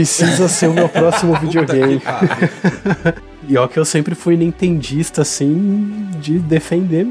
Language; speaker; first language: Portuguese; native; Portuguese